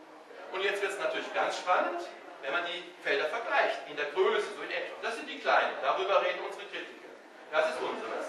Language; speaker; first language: German; native; German